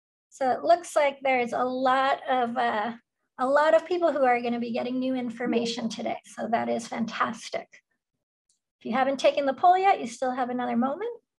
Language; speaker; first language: English; native; English